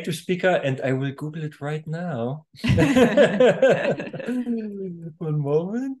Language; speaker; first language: English; non-native, fluent; German